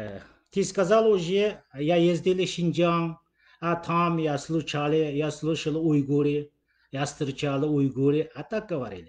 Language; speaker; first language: Russian; non-native, learner; Uyghur